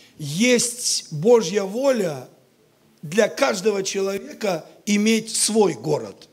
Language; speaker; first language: Russian; native; Russian